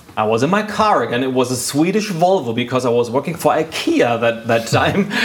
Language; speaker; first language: English; non-native, fluent; German